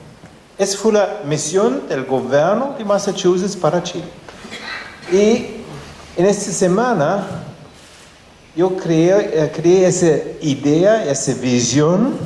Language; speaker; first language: Spanish; non-native, fluent; German